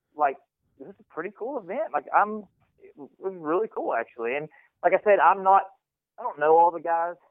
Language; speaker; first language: English; native; English